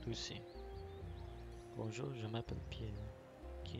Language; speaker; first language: French; non-native, learner; English